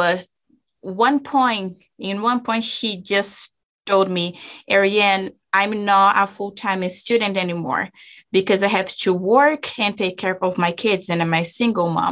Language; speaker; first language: English; non-native, fluent; Portuguese